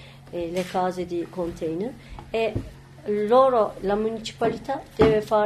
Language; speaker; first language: Italian; non-native, learner; Turkish